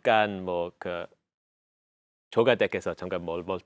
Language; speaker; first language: Korean; non-native, fluent; English